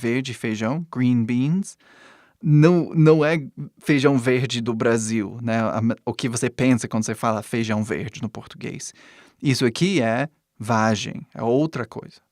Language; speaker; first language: Portuguese; non-native, fluent; English